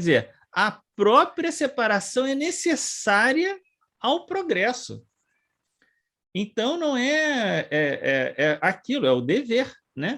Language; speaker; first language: Portuguese; native; Portuguese